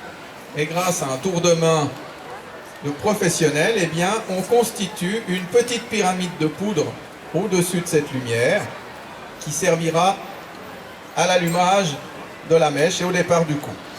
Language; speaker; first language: French; native; French